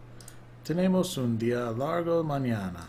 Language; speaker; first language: Spanish; non-native, learner; English